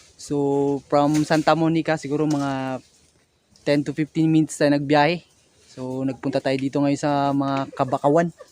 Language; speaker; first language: Filipino; native; Filipino